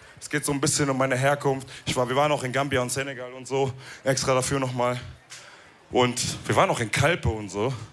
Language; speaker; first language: German; early bilingual, other home language; Wolof